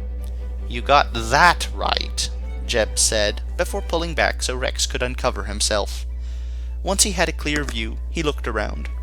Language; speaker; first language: English; native; English